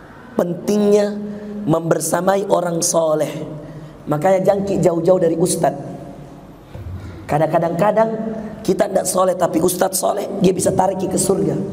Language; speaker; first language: Indonesian; native; Indonesian